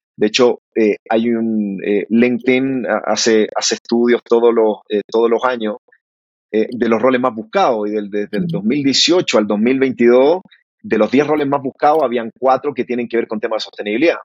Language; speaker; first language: Spanish; native; Spanish